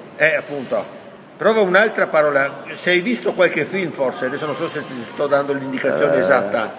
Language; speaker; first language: Italian; native; Italian